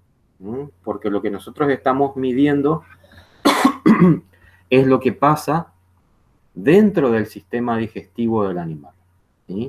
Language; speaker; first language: Spanish; native; Spanish